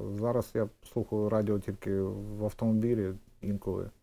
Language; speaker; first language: Ukrainian; native; Ukrainian